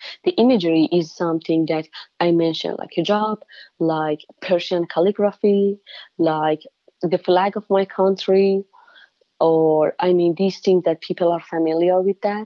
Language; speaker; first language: English; non-native, fluent; Persian